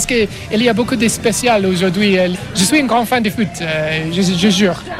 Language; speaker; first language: French; non-native, learner; English